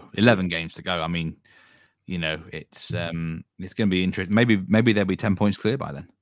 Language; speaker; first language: English; native; English